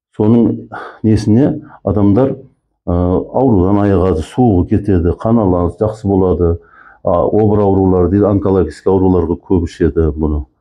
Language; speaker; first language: Kazakh; early bilingual, heritage; Kazakh